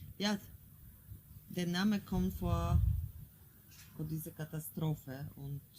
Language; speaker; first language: German; non-native, fluent; Polish